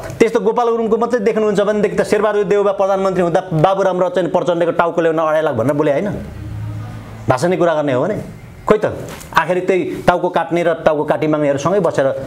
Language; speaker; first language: Nepali; non-native, local second language; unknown